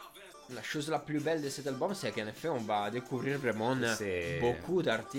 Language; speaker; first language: French; non-native, fluent; Italian